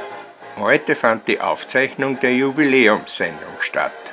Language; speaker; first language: German; native; German